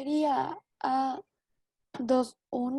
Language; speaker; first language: Spanish; native; Spanish